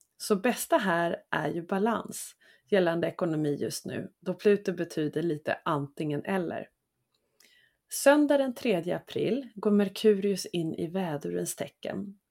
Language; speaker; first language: Swedish; native; Swedish